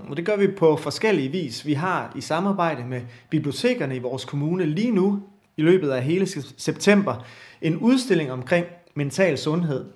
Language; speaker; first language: Danish; native; Danish